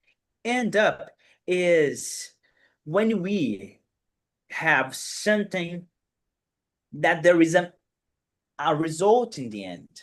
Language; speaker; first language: English; non-native, fluent; Portuguese